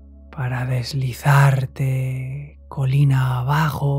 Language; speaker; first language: Spanish; native; Spanish